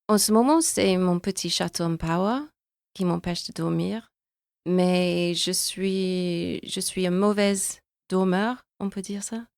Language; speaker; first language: French; non-native, fluent; English